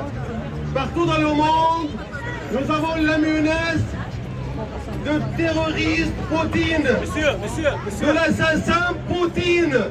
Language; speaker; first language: French; non-native, fluent; Arabic